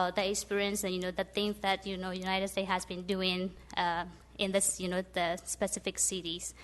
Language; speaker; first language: English; non-native, fluent; Burmese